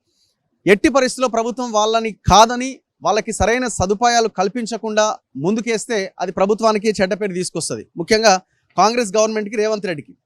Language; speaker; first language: Telugu; native; Telugu